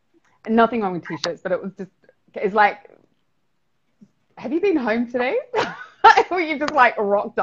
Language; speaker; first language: English; native; English